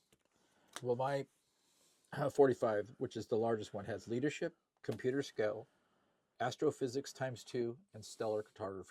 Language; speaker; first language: English; native; English